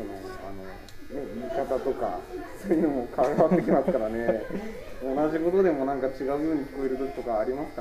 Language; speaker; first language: Japanese; native; Japanese